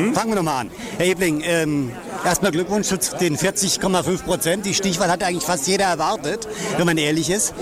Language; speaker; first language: German; native; German